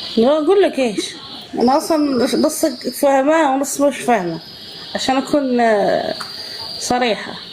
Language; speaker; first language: Arabic; native; Arabic